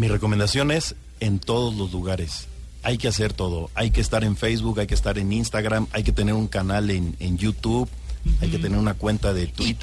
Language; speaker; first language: Spanish; native; Spanish